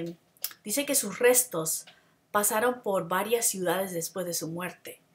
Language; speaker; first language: Spanish; non-native, fluent; English